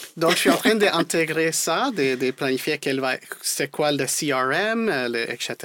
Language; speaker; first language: French; non-native, fluent; Spanish